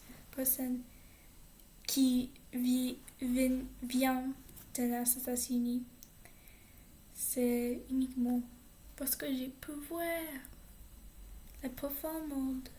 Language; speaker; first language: French; non-native, learner; English